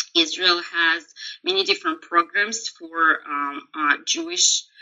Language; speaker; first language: English; non-native, fluent; Russian